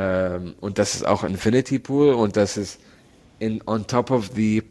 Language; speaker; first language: German; non-native, learner; Arabic